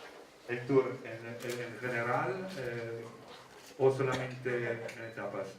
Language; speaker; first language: Spanish; non-native, learner; Italian